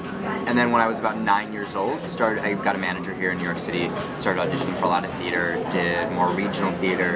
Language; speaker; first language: English; early bilingual, other home language; Hebrew